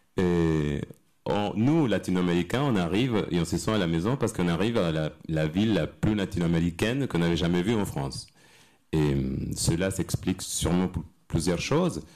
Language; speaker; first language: French; non-native, fluent; Spanish